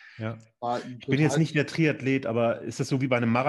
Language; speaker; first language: German; native; German